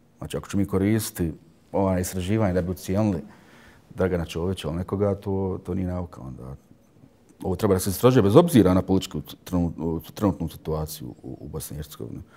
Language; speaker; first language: Bosnian; early bilingual, heritage; Bosnian